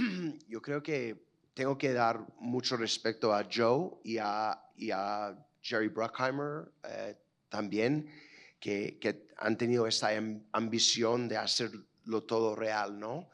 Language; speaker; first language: Spanish; non-native, fluent; English